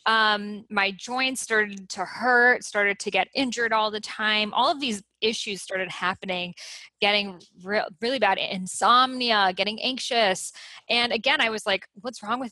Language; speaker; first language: English; early bilingual, other home language; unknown